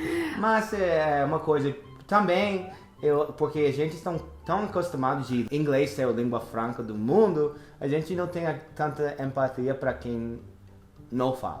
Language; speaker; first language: Portuguese; non-native, fluent; English